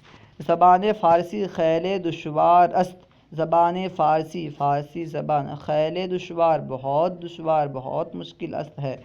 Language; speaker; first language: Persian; non-native, fluent; Urdu